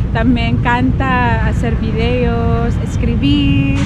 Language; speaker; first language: Spanish; non-native, fluent; Chavacano